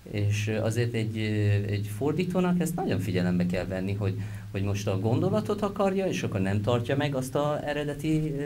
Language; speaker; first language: Hungarian; non-native, fluent; Persian